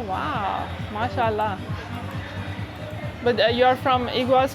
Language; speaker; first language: English; non-native, learner; Persian